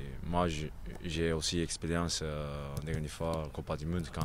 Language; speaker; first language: French; non-native, learner; Japanese